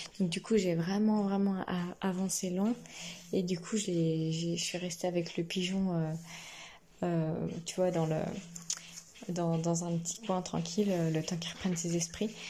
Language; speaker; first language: French; native; French